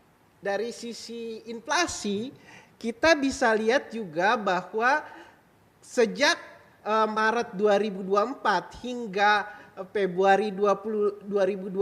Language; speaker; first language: Indonesian; native; Indonesian